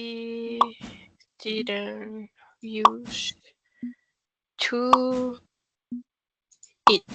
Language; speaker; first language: English; non-native, learner; Spanish